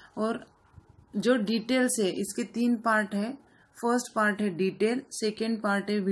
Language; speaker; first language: Hindi; non-native, local second language; Marathi